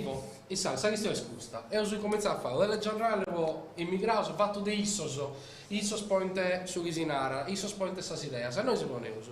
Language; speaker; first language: Italian; native; Italian